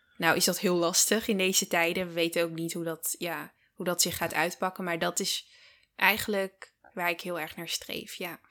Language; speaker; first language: Dutch; early bilingual, other home language; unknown